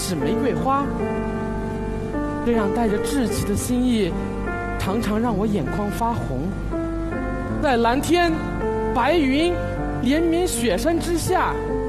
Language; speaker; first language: Chinese; native; Chinese